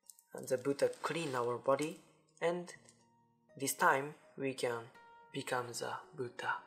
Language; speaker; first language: English; non-native, learner; Japanese